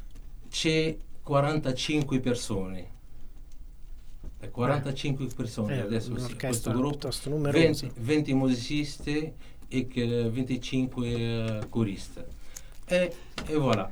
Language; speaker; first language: Italian; non-native, learner; Arabic